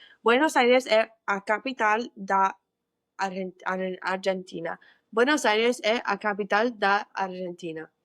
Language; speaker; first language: Portuguese; non-native, learner; English